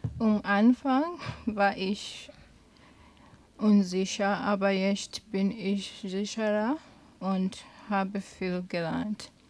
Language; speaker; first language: German; non-native, learner; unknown